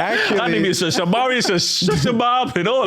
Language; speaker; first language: English; native; English